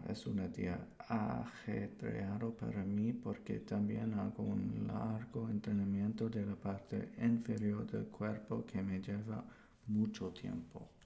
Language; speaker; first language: Spanish; non-native, learner; English